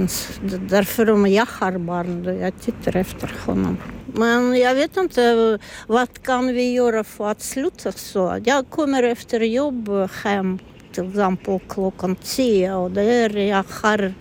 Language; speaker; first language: Swedish; non-native, learner; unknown